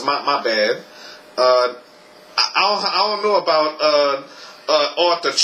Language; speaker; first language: English; native; English